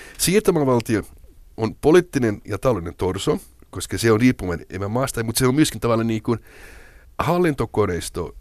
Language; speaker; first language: Finnish; non-native, local second language; Swedish